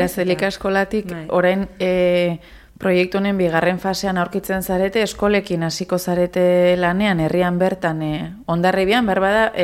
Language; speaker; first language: Basque; native; Basque